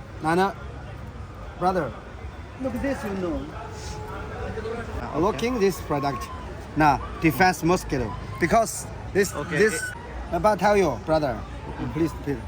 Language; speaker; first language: English; non-native, learner; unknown